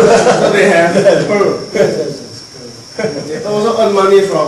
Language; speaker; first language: English; non-native, learner; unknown